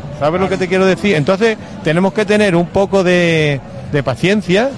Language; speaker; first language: Spanish; native; Spanish